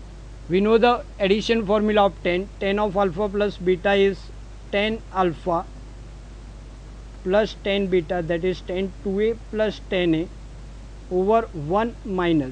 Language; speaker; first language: English; non-native, local second language; Gujarati